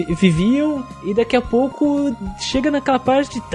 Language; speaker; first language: Portuguese; native; Portuguese